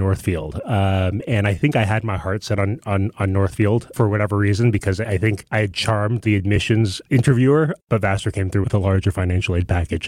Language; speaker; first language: English; early bilingual, other home language; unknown